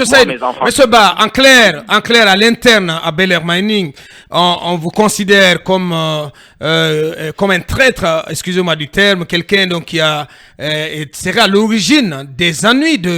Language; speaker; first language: French; non-native, local second language; Fula